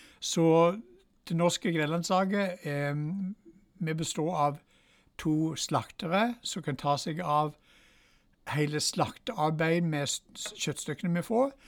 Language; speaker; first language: Norwegian; non-native, fluent; English